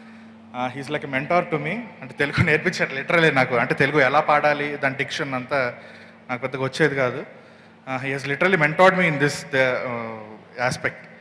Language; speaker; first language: Telugu; non-native, fluent; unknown